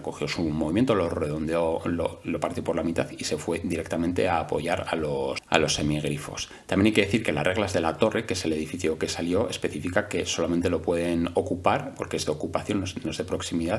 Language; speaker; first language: Spanish; native; Spanish